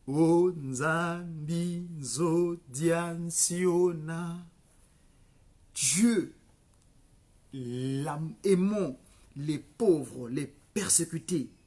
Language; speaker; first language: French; non-native, local second language; Kongo